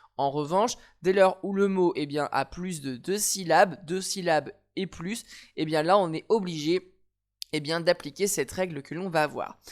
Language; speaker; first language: French; native; French